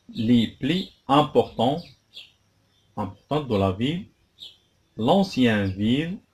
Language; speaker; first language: French; non-native, local second language; Arabic